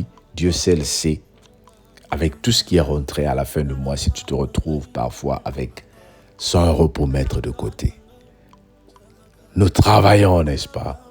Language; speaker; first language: French; non-native, local second language; Lingala